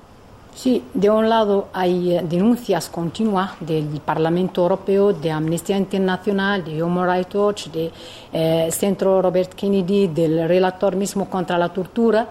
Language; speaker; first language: Spanish; non-native, fluent; Arabic